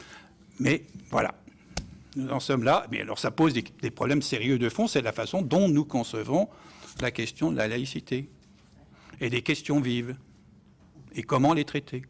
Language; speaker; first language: French; native; French